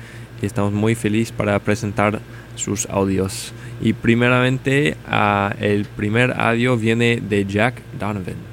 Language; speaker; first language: Spanish; non-native, learner; English